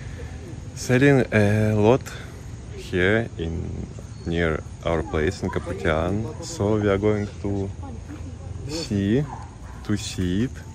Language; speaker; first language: English; non-native, learner; Russian